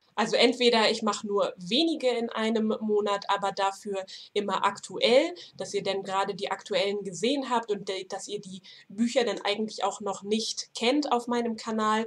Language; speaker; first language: German; native; German